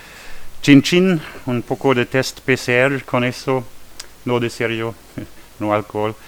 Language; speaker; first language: Spanish; non-native, learner; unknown